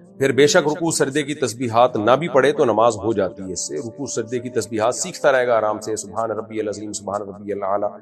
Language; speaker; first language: Urdu; native; Urdu